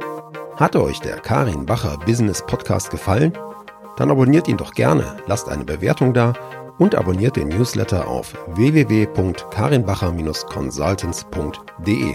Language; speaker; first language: German; native; German